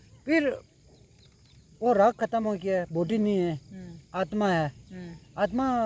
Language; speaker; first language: Hindi; non-native, local second language; Tibetan